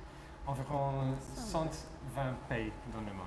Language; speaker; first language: French; non-native, fluent; English